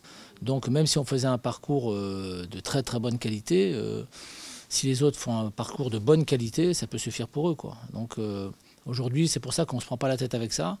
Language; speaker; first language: French; native; French